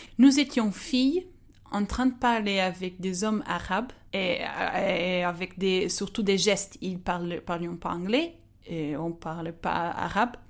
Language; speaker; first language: French; non-native, fluent; Portuguese